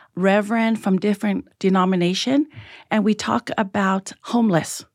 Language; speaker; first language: English; early bilingual, other home language; Tongan